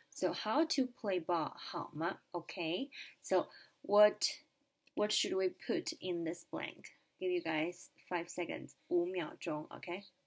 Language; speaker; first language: English; non-native, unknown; Chinese